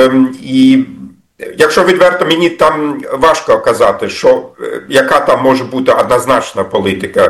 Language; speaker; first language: Ukrainian; non-native, fluent; German